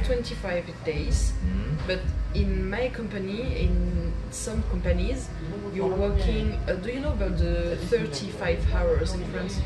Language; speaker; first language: English; non-native, fluent; French